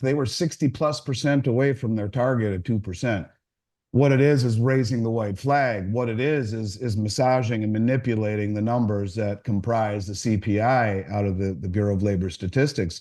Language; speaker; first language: English; native; English